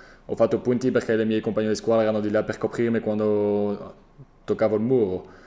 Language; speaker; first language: Italian; non-native, fluent; French